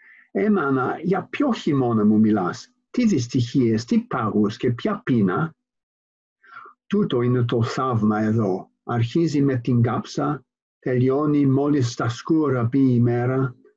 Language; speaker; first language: Greek; non-native, fluent; English